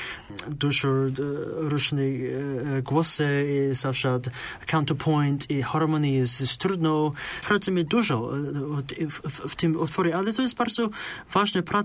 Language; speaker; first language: Polish; non-native, learner; Chinese